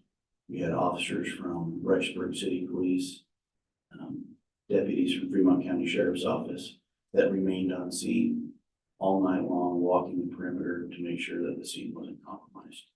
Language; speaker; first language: English; native; English